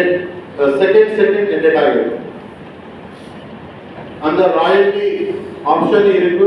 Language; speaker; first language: Tamil; non-native, learner; Kannada